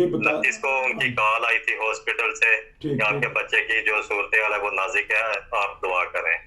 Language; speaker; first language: Hindi; non-native, local second language; Punjabi